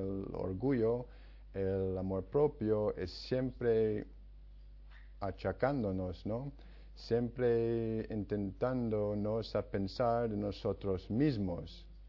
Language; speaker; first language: Spanish; non-native, fluent; English